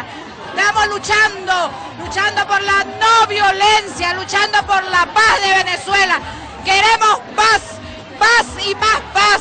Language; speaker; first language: Spanish; native; Spanish